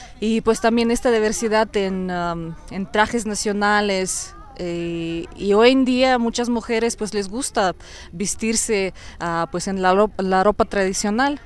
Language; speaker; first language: Spanish; non-native, fluent; Russian